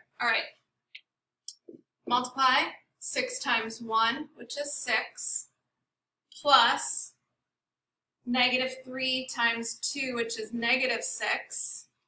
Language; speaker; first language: English; native; English